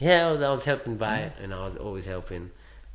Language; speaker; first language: English; early bilingual, other home language; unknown